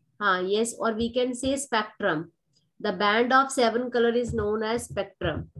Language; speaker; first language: English; non-native, local second language; Hindi